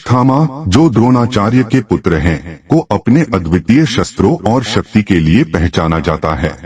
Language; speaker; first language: Hindi; native; Hindi